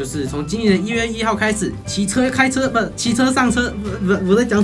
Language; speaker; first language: Chinese; native; Chinese